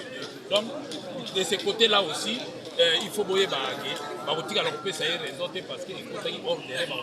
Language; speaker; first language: French; non-native, local second language; Lingala